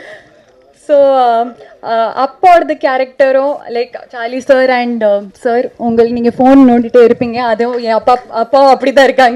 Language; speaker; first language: Tamil; non-native, local second language; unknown